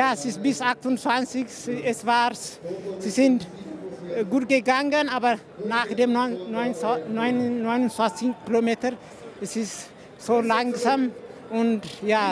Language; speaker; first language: German; non-native, learner; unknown